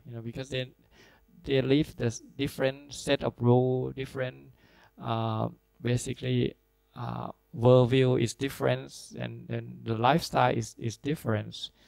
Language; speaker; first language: English; non-native, fluent; Thai